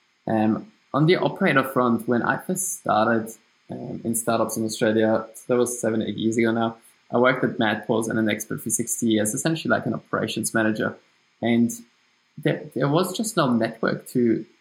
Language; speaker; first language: English; non-native, fluent; German